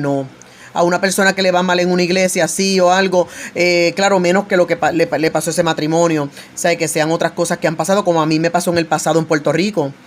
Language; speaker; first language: Spanish; native; Spanish